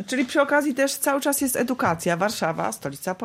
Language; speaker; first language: Polish; native; Polish